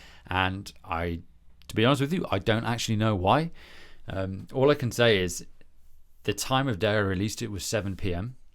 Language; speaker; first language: English; native; English